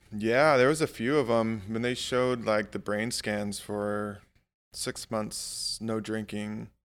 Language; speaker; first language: English; native; English